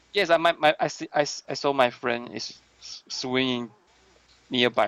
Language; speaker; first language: English; non-native, learner; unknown